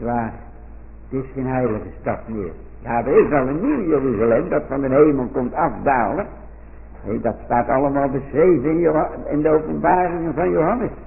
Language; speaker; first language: Dutch; native; Dutch